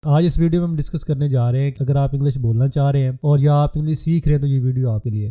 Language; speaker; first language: Urdu; non-native, local second language; Punjabi